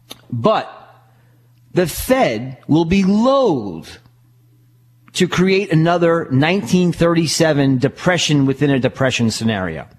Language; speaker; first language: English; native; English